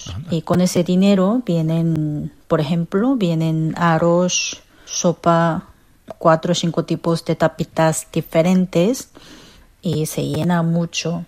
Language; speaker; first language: Spanish; non-native, fluent; Korean